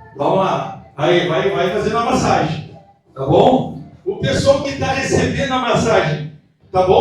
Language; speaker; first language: Portuguese; native; Portuguese